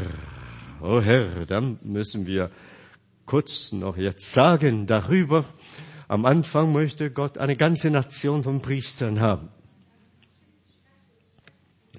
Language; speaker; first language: German; non-native, fluent; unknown